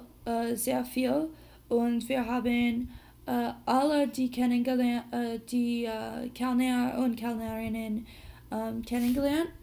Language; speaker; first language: German; non-native, learner; English